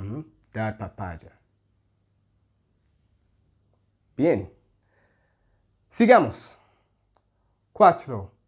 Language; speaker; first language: Spanish; non-native, fluent; English